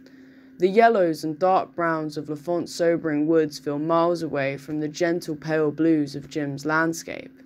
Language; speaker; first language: English; native; English